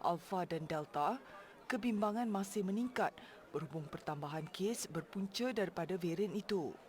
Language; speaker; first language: Malay; native; Malay